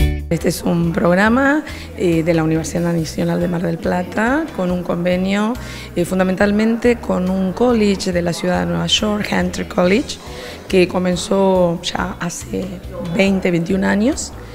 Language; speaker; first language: Spanish; native; Spanish